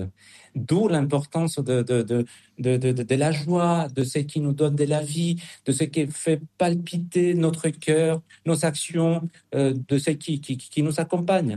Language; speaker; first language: French; non-native, fluent; Spanish